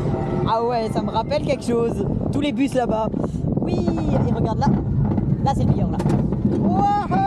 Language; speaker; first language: French; native; French